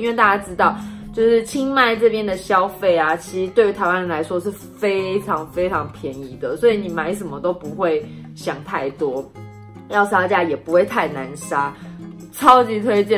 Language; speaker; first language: Chinese; native; Chinese